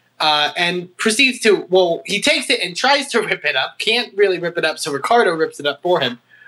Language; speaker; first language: English; native; English